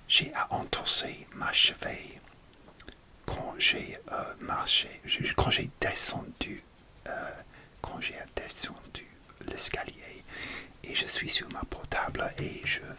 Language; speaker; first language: French; non-native, learner; English